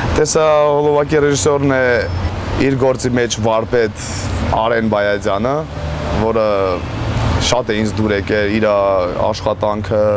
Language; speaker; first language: Armenian; early bilingual, heritage; Armenian